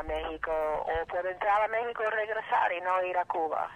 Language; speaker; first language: Spanish; early bilingual, heritage; English